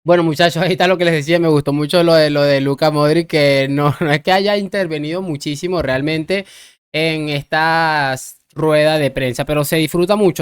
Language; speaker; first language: Spanish; native; Spanish